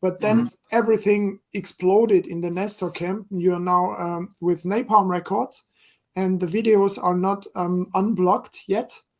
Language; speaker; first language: English; non-native, fluent; German